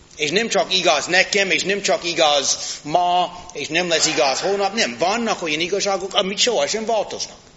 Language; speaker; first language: Hungarian; non-native, fluent; English